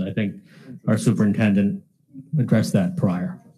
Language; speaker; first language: English; native; English